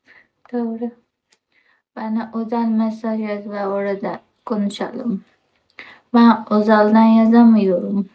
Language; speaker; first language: Turkish; non-native, learner; Uzbek